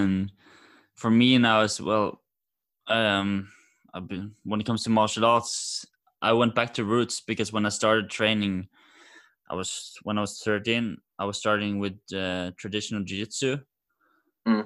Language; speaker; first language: English; non-native, fluent; Norwegian